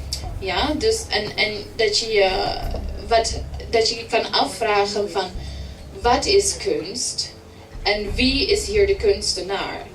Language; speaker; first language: Dutch; early bilingual, heritage; English